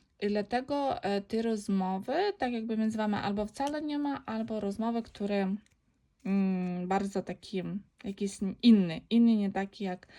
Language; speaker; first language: Polish; non-native, learner; Ukrainian